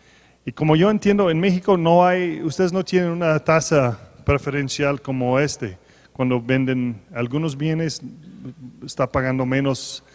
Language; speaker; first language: Spanish; non-native, fluent; English